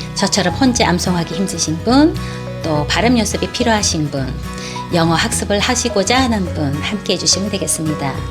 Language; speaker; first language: Korean; native; Korean